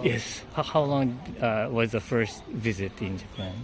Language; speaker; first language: English; non-native, fluent; Japanese